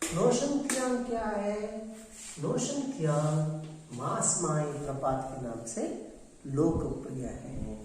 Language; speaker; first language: Hindi; non-native, local second language; Kannada